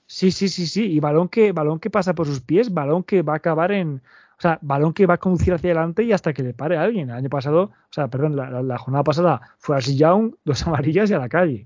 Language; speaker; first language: Spanish; native; Spanish